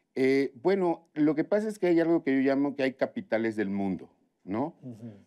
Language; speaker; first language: Spanish; native; Spanish